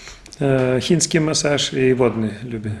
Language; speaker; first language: Polish; non-native, learner; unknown